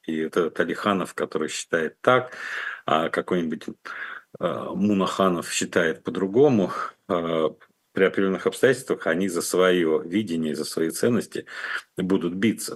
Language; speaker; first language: Russian; native; Russian